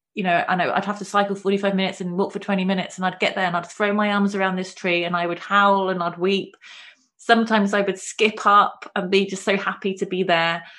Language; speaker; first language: English; native; English